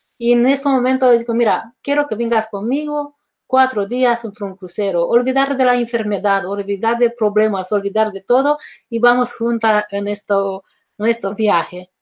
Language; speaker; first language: Spanish; non-native, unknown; Romanian